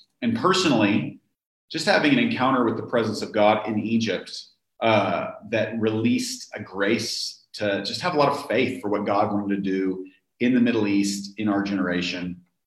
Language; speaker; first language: English; native; English